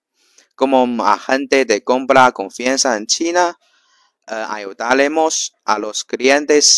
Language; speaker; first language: Spanish; non-native, learner; Chinese